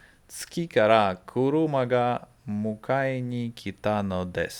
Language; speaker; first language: Japanese; non-native, learner; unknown